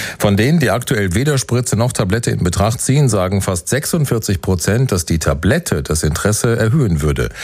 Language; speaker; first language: German; native; German